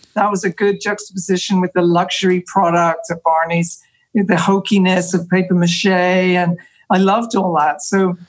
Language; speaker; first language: English; native; English